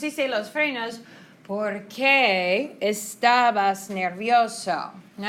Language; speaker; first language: Spanish; non-native, fluent; English